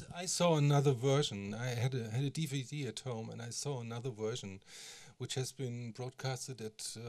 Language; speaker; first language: English; non-native, fluent; German